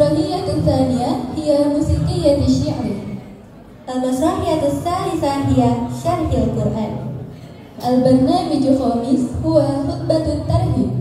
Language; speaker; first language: Arabic; non-native, learner; Indonesian